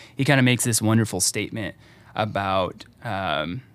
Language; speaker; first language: English; native; English